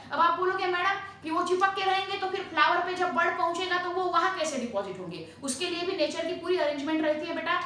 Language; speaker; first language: Hindi; non-native, local second language; Marathi